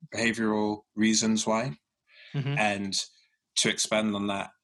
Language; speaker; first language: English; early bilingual, other home language; Yoruba